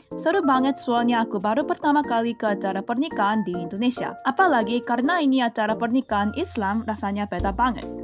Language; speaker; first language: Indonesian; non-native, fluent; Korean